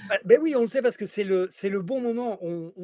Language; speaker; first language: French; native; French